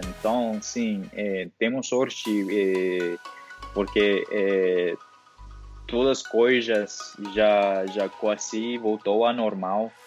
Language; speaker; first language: Portuguese; non-native, learner; Spanish